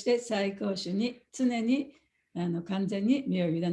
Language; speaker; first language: Japanese; native; Japanese